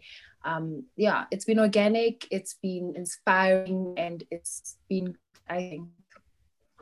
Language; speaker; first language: English; non-native, local second language; Tsonga